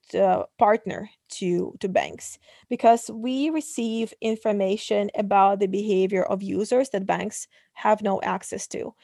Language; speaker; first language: English; non-native, fluent; Russian